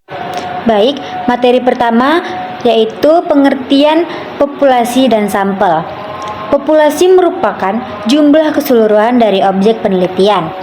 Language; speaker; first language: Indonesian; native; Indonesian